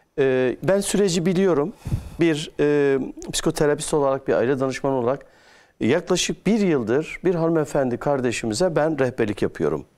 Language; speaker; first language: Turkish; native; Turkish